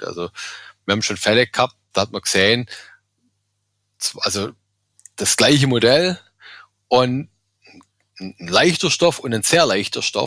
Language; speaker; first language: German; native; German